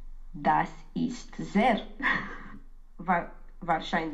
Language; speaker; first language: German; non-native, learner; Romanian